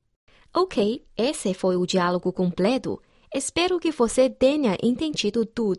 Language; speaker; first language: Portuguese; non-native, fluent; Chinese